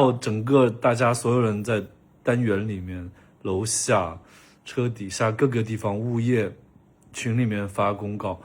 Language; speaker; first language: Chinese; native; Chinese